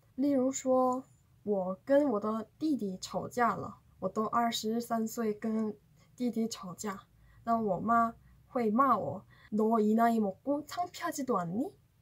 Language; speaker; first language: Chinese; non-native, fluent; Korean